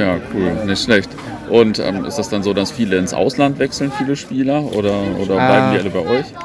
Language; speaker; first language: German; native; German